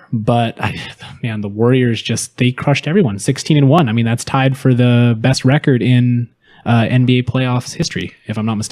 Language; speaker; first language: English; native; English